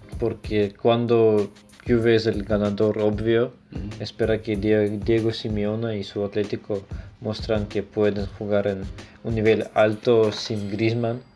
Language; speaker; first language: Spanish; non-native, learner; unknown